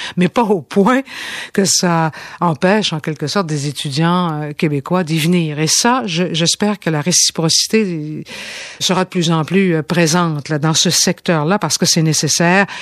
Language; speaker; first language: French; native; French